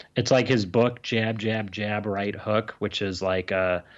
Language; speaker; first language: English; native; English